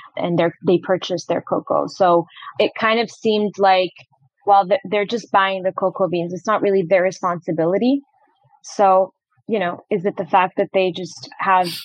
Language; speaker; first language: English; non-native, fluent; Arabic